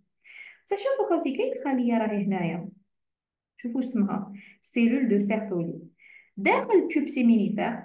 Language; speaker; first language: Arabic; native; Arabic